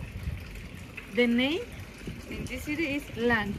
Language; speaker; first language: English; non-native, learner; Spanish